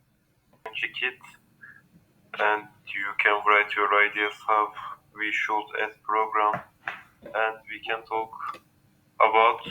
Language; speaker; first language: English; non-native, learner; Turkish